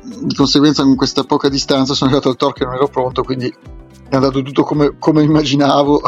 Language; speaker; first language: Italian; native; Italian